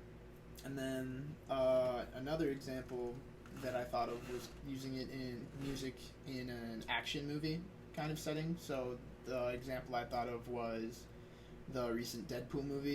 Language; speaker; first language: English; native; English